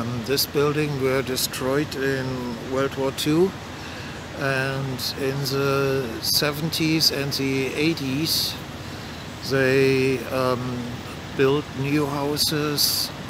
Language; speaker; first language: English; non-native, learner; German